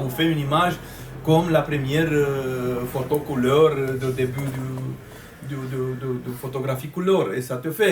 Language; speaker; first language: French; non-native, fluent; Romanian